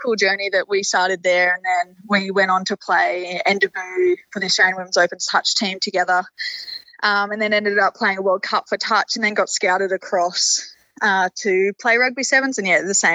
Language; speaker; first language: English; native; English